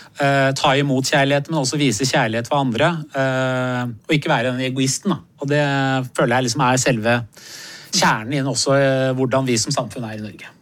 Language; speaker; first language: Norwegian; early bilingual, other home language; Persian